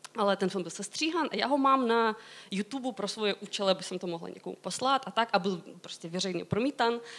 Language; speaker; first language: Czech; non-native, fluent; Ukrainian